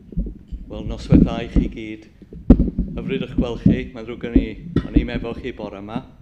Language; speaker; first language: Welsh; native; Welsh